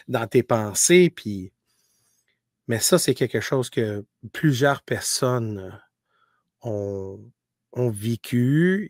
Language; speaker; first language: French; native; French